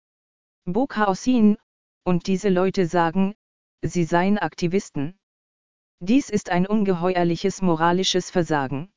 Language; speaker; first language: German; native; German